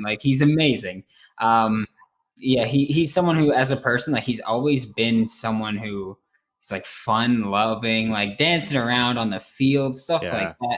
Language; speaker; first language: English; native; English